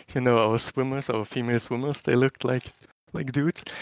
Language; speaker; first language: English; non-native, fluent; German